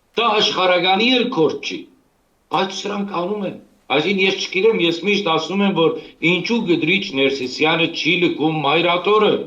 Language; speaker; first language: Armenian; early bilingual, heritage; Armenian